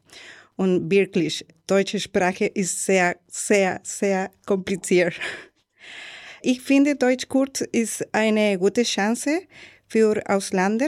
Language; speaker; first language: German; non-native, learner; Spanish